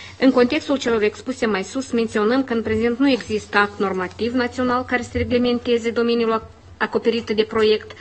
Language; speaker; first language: Romanian; native; Romanian